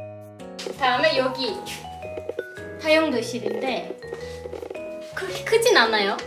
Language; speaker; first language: Korean; non-native, fluent; Turkish